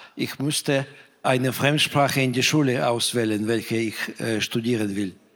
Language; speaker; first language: German; non-native, fluent; Russian